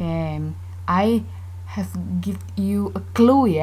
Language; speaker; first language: English; non-native, learner; Indonesian